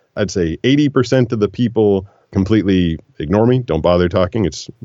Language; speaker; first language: English; native; English